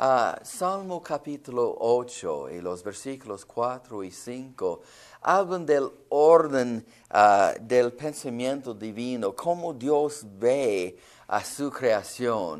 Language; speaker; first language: Spanish; non-native, fluent; English